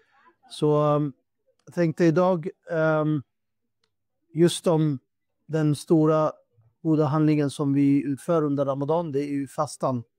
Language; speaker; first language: Swedish; non-native, fluent; Urdu